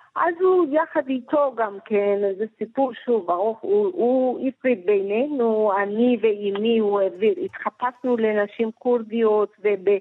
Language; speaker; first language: Hebrew; early bilingual, other home language; Persian